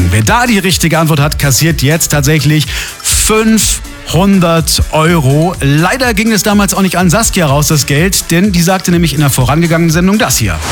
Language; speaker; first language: German; native; German